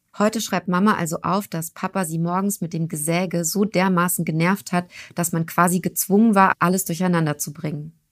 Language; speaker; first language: German; early bilingual, other home language; Turkish